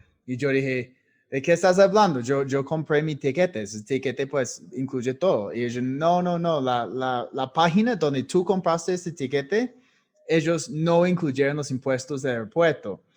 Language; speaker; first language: Spanish; non-native, fluent; English